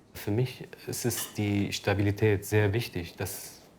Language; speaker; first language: German; non-native, fluent; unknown